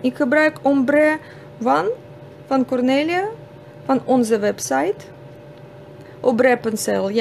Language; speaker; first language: Dutch; non-native, fluent; Russian